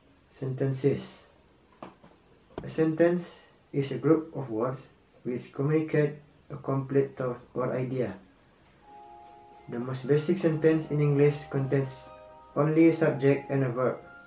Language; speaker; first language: English; non-native, fluent; Indonesian